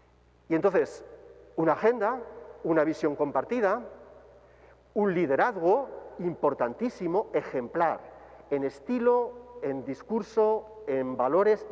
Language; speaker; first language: Spanish; native; Spanish